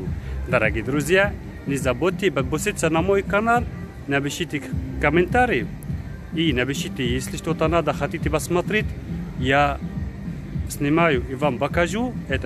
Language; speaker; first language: Russian; non-native, fluent; Arabic